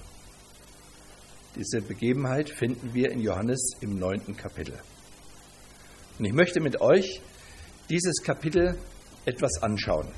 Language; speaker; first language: German; native; German